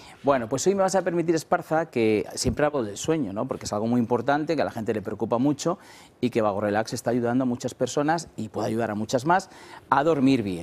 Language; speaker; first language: Spanish; native; Spanish